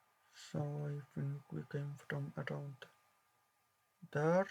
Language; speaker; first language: English; non-native, fluent; Polish